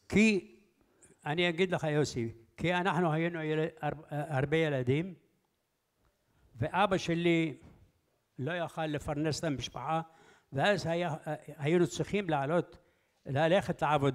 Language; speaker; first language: Hebrew; early bilingual, other home language; Arabic